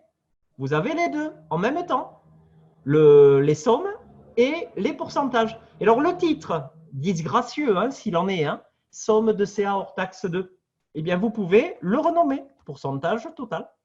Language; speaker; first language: French; native; French